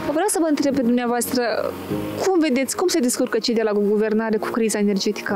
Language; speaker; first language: Romanian; native; Romanian